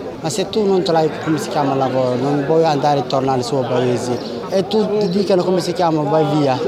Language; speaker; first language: Italian; non-native, fluent; Somali